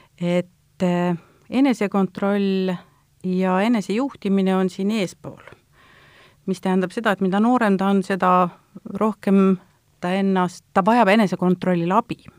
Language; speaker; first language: Estonian; native; Estonian